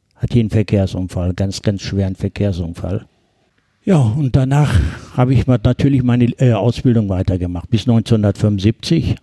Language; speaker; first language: German; early bilingual, other home language; Turkish